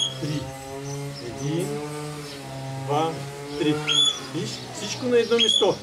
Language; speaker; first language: Bulgarian; non-native, learner; Russian